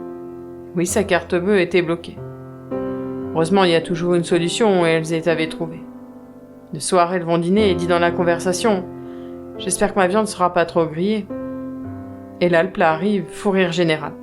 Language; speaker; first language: French; native; French